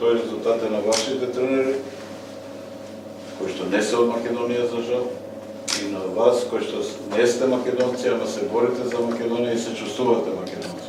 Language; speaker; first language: Macedonian; native; Macedonian